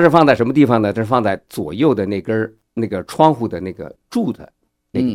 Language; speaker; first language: Chinese; native; Chinese